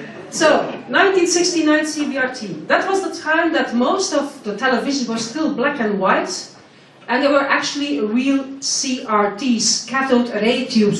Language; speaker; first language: English; non-native, fluent; Dutch